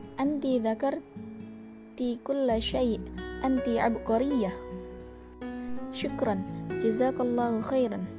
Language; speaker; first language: Arabic; non-native, learner; Indonesian